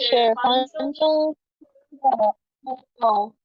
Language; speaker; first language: Chinese; non-native, learner; Urdu